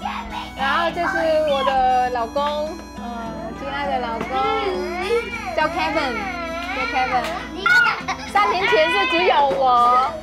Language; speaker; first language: Chinese; non-native, fluent; Vietnamese